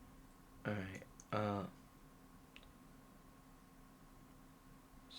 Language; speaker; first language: Japanese; non-native, learner; English